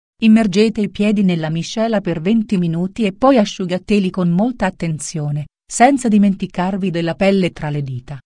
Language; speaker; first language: Italian; native; Italian